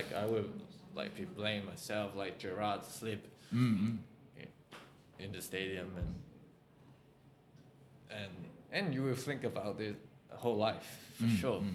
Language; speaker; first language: English; non-native, local second language; Cantonese